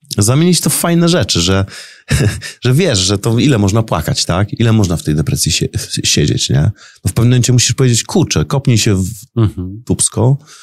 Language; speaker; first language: Polish; native; Polish